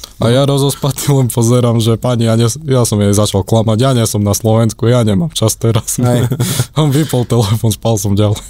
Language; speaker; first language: Slovak; non-native, fluent; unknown